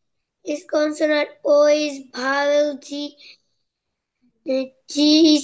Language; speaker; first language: English; non-native, learner; Bangla